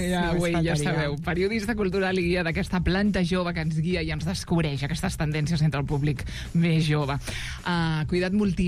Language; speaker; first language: Catalan; native; Catalan